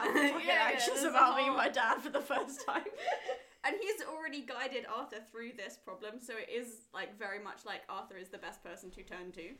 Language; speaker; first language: English; native; English